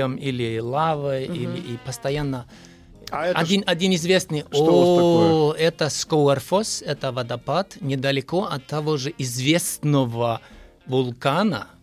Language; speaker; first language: Russian; non-native, fluent; Icelandic